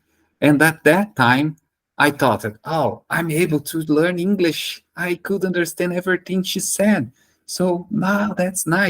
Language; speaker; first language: English; non-native, fluent; Portuguese